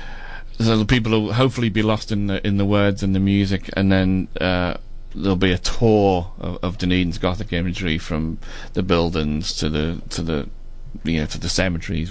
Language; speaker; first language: English; native; English